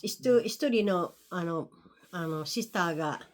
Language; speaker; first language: Japanese; non-native, learner; Filipino